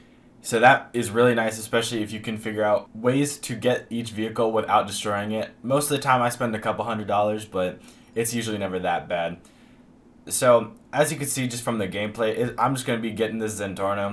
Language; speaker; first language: English; native; English